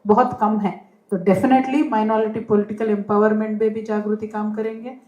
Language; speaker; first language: Hindi; non-native, local second language; Telugu